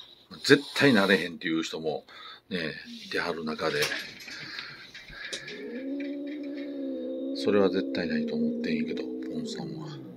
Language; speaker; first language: Japanese; native; Japanese